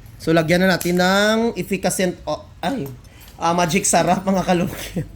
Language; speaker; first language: Filipino; non-native, local second language; Cebuano